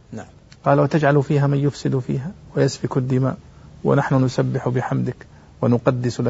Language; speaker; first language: Arabic; native; Arabic